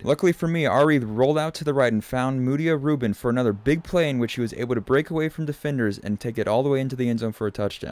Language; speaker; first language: English; native; English